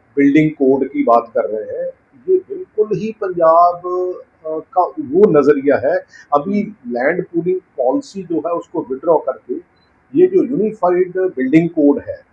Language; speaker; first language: Hindi; non-native, local second language; Punjabi